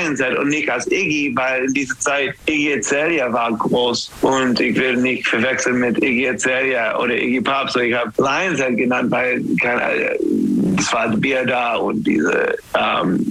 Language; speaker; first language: German; non-native, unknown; English